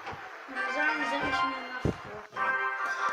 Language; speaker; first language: Bulgarian; native; Bulgarian